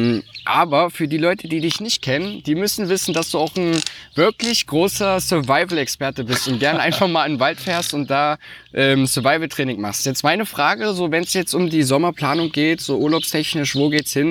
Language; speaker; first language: German; native; German